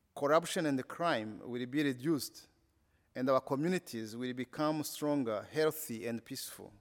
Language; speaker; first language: English; non-native, local second language; Kinyarwanda